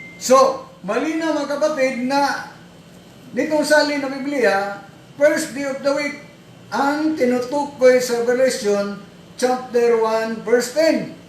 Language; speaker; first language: Filipino; non-native, local second language; Cebuano